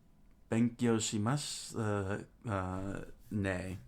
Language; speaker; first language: Japanese; non-native, learner; English